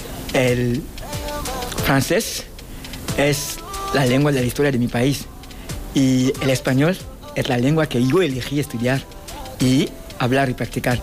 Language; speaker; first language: Spanish; non-native, fluent; Fang